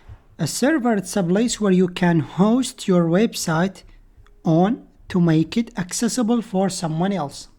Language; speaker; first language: English; non-native, fluent; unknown